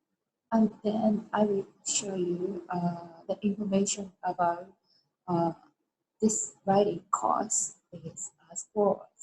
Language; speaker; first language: English; non-native, learner; Japanese